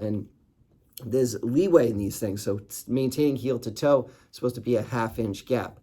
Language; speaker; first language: English; native; English